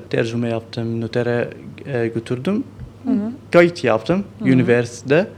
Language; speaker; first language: Turkish; non-native, learner; Arabic